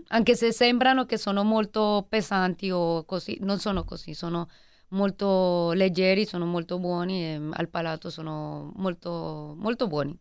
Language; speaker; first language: Italian; non-native, fluent; Spanish